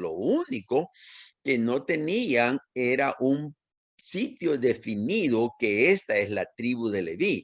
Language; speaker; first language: Spanish; native; Spanish